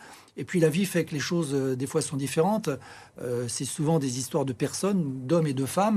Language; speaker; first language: French; native; French